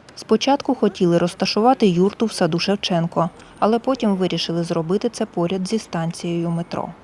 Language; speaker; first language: Ukrainian; native; Ukrainian